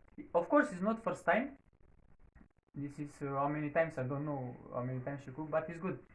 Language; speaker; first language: English; non-native, learner; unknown